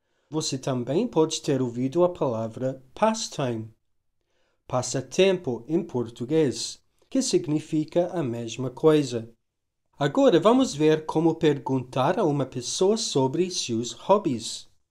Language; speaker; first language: Portuguese; non-native, fluent; English